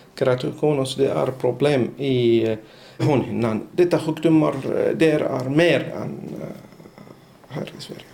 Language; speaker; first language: Swedish; non-native, learner; Arabic